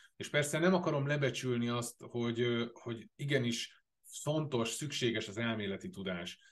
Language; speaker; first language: Hungarian; native; Hungarian